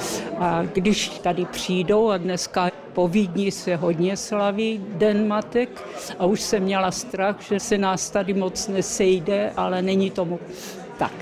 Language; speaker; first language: Czech; early bilingual, other home language; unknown